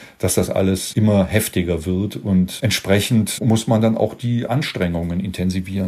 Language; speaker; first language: German; native; German